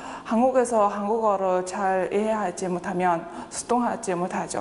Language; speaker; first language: Korean; non-native, fluent; Mongolian